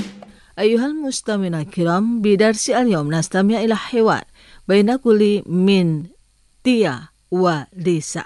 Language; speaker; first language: Arabic; non-native, fluent; Indonesian